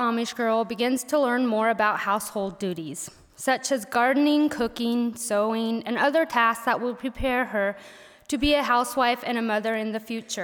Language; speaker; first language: English; early bilingual, other home language; Pennsylvania German